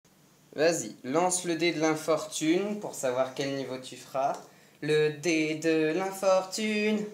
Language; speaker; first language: French; native; French